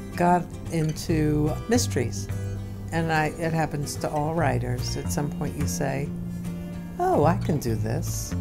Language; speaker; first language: English; native; English